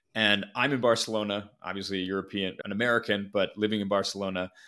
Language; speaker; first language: English; native; English